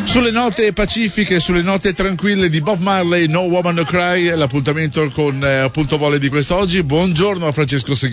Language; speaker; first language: Italian; native; Italian